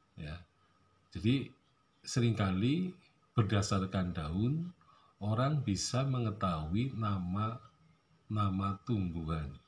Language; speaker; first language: Indonesian; non-native, local second language; Javanese